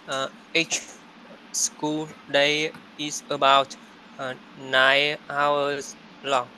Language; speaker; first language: English; non-native, learner; Vietnamese